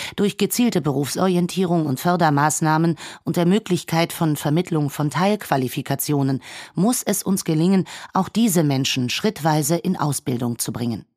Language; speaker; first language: German; native; German